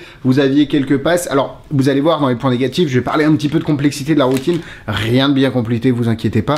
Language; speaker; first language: French; native; French